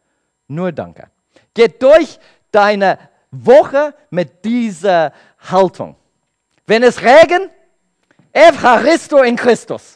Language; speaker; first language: German; non-native, learner; English